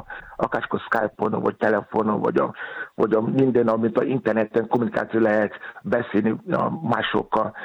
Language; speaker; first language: Hungarian; non-native, learner; Yoruba